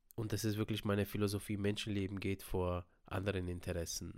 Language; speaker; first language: German; early bilingual, other home language; Romanian